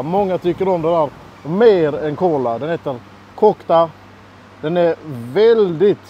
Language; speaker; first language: Swedish; native; Swedish